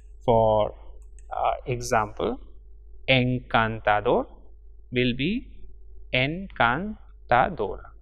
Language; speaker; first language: Spanish; non-native, fluent; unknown